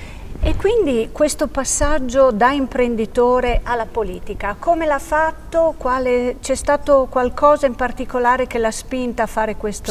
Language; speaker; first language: Italian; native; Italian